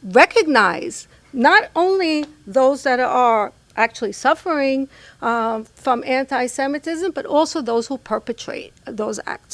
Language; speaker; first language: English; non-native, fluent; Hebrew